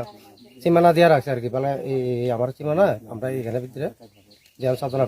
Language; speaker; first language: Bangla; non-native, local second language; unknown